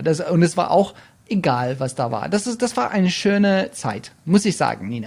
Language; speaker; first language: German; non-native, fluent; English